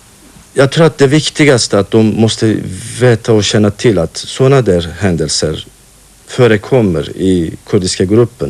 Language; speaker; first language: Swedish; non-native, fluent; Kurdish